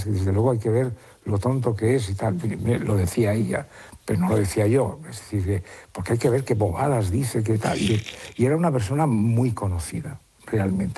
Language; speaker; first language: Spanish; native; Spanish